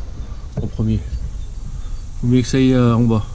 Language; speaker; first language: French; native; French